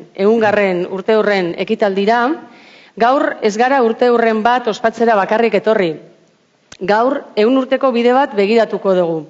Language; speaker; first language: Basque; native; Basque